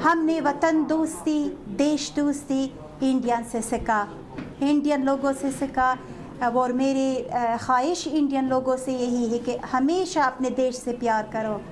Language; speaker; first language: Hindi; non-native, fluent; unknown